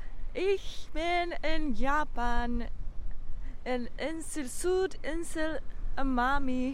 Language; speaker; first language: German; non-native, learner; Japanese